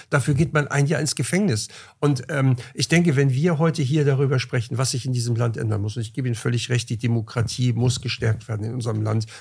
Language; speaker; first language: German; native; German